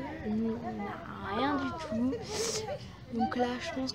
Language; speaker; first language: French; native; French